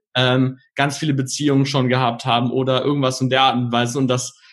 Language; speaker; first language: German; native; German